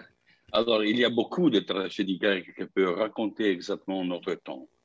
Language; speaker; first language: French; non-native, fluent; Italian